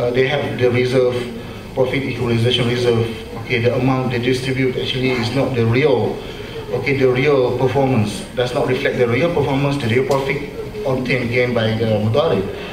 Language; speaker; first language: English; non-native, local second language; Malay